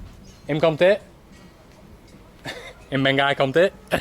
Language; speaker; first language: Vietnamese; non-native, learner; English